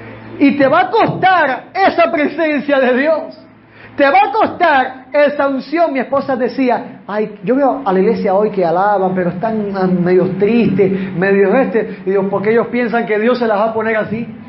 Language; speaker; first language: Spanish; native; Spanish